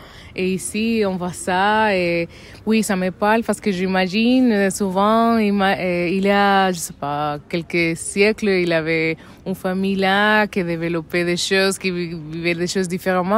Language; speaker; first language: French; non-native, fluent; Spanish